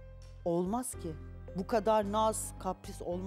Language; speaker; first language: Turkish; native; Turkish